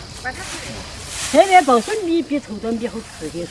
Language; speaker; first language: Chinese; native; Chinese